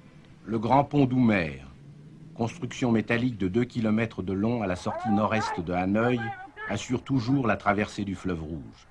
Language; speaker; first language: French; native; French